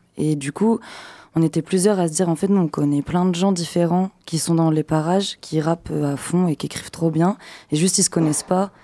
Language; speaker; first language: French; native; French